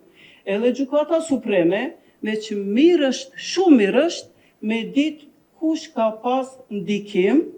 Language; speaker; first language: Albanian; non-native, local second language; Turkish